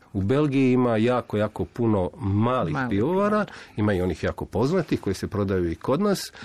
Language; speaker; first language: Croatian; native; Croatian